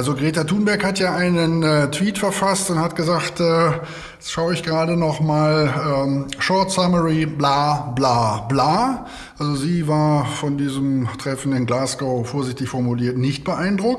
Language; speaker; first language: German; native; German